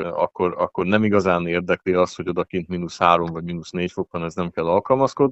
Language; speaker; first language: Hungarian; native; Hungarian